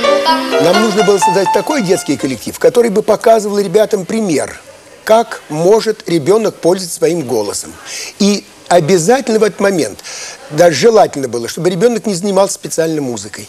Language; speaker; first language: Russian; native; Russian